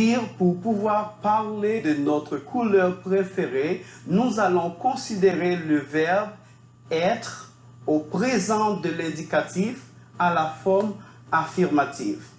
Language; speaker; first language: French; non-native, fluent; Spanish